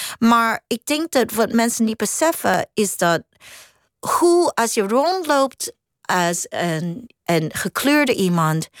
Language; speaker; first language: Dutch; non-native, fluent; Cantonese